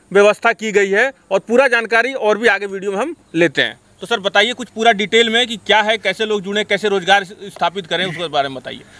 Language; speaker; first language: Hindi; native; Hindi